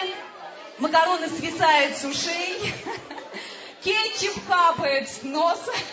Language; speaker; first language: Russian; native; Russian